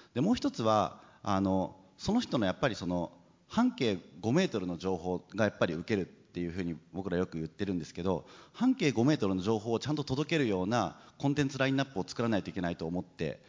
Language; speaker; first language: Japanese; native; Japanese